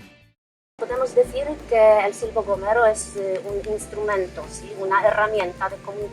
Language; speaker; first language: Spanish; non-native, fluent; Polish